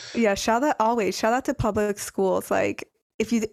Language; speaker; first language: English; early bilingual, other home language; Spanish